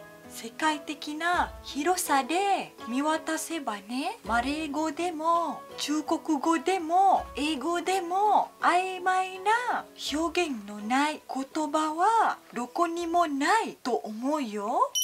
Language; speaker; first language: Japanese; non-native, fluent; Malay